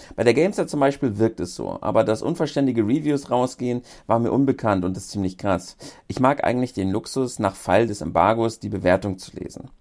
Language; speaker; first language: German; native; German